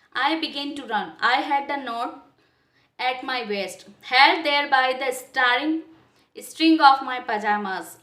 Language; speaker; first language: English; non-native, local second language; Hindi